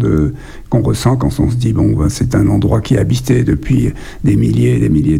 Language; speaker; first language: French; native; French